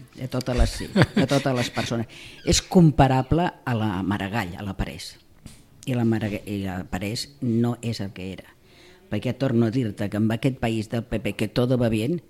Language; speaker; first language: Catalan; non-native, local second language; Spanish